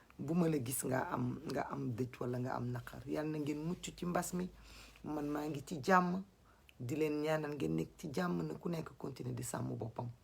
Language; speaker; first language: Wolof; non-native, local second language; Fula